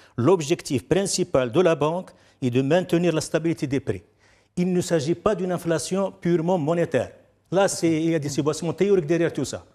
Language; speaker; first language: French; non-native, local second language; Arabic